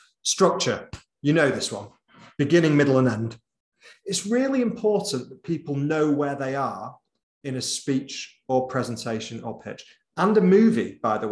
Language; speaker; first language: English; native; English